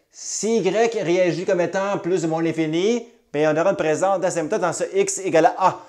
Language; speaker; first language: French; native; French